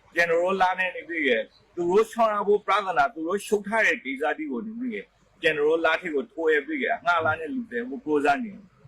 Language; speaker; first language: Burmese; native; Burmese